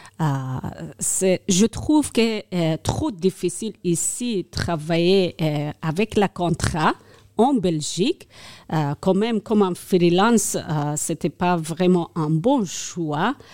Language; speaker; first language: French; non-native, learner; Persian